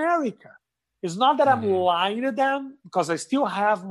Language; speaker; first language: English; non-native, fluent; Portuguese